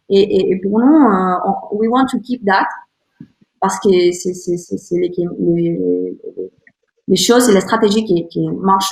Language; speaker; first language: French; non-native, learner; Spanish